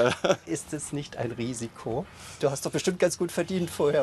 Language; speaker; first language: German; native; German